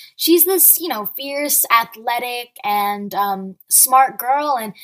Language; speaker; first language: English; early bilingual, other home language; Arabic